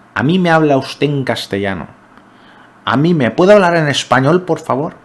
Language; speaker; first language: Spanish; non-native, local second language; Catalan